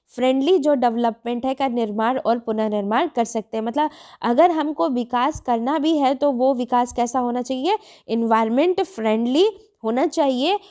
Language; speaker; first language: Hindi; native; Hindi